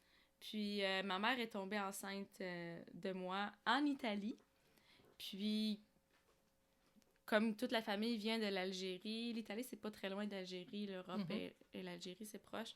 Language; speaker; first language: French; early bilingual, other home language; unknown